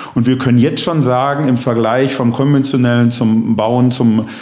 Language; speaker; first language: German; native; German